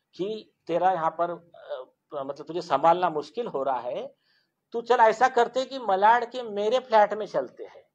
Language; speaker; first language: Hindi; non-native, local second language; Marathi